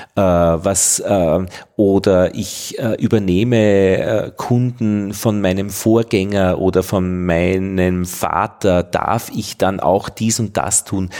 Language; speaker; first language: German; native; German